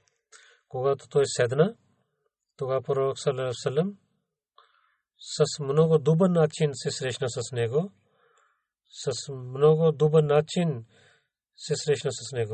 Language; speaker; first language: Bulgarian; non-native, learner; Urdu